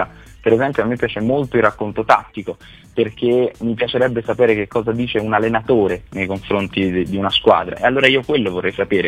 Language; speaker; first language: Italian; native; Italian